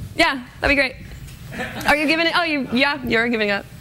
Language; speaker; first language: English; non-native, fluent; Spanish